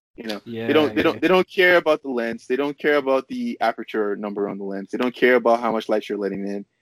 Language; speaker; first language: English; non-native, local second language; Yoruba